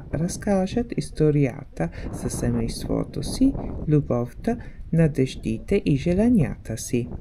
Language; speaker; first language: Bulgarian; non-native, learner; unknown